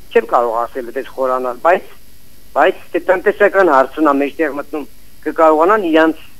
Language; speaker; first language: Armenian; native; Armenian